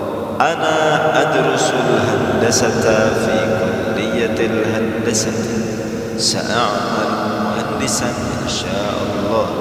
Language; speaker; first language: Arabic; non-native, fluent; Indonesian